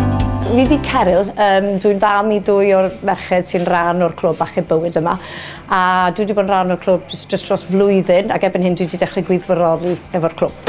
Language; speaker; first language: Welsh; native; Welsh